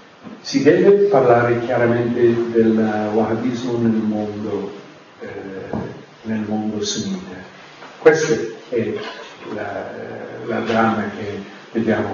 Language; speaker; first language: Italian; non-native, fluent; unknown